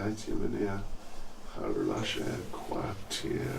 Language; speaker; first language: Russian; non-native, learner; English